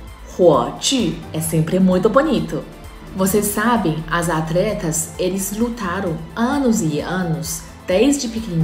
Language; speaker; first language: Portuguese; non-native, fluent; Chinese